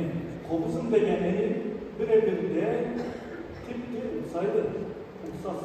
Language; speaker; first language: Kazakh; early bilingual, heritage; Kazakh